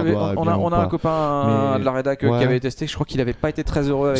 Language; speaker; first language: French; native; French